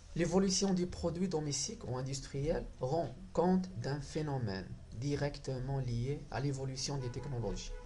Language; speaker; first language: French; non-native, local second language; Arabic